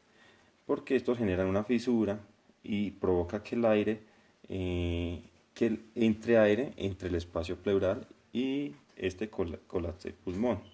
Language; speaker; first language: Spanish; native; Spanish